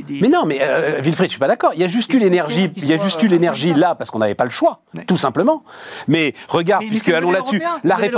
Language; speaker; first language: French; native; French